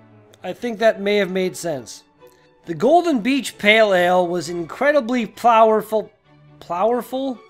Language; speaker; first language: English; native; English